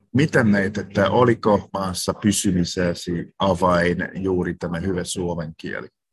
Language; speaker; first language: Finnish; native; Finnish